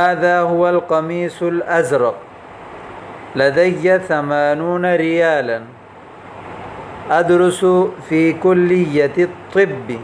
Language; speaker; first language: Arabic; non-native, fluent; Urdu